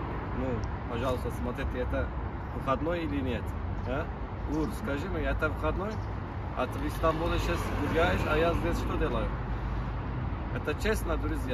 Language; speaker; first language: Russian; non-native, learner; Turkish